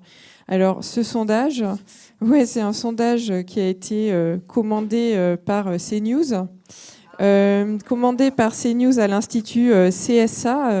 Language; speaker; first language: French; native; French